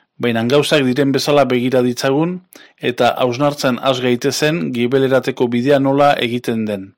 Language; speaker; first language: Basque; native; Basque